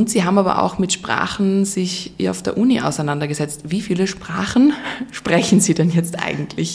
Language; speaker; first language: German; native; German